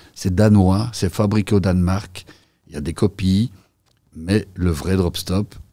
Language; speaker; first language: French; native; French